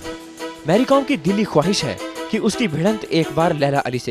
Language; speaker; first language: Hindi; native; Hindi